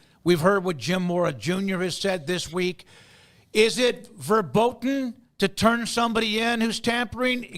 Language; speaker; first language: English; native; English